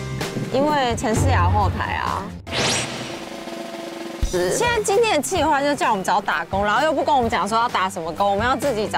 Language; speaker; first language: Chinese; native; Chinese